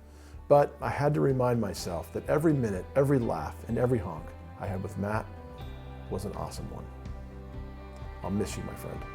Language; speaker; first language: English; native; English